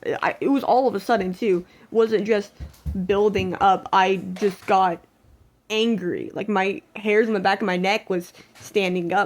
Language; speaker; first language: English; native; English